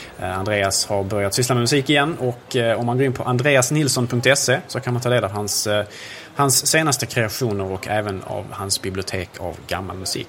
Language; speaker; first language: Swedish; native; Swedish